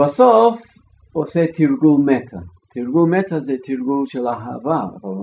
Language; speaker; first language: Hebrew; non-native, fluent; English